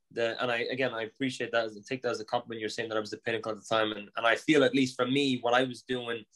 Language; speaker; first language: English; native; English